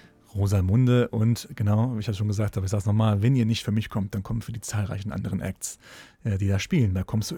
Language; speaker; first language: German; native; German